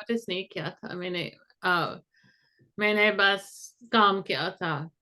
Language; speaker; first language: Hindi; non-native, fluent; English